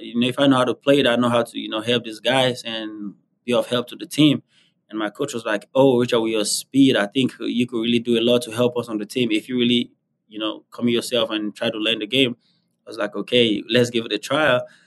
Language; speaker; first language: English; non-native, local second language; Igbo